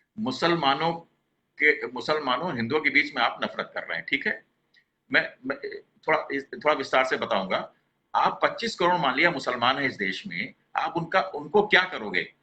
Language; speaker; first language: Hindi; native; Hindi